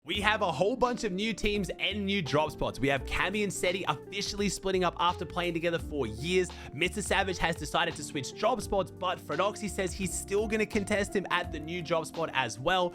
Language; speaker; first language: English; native; English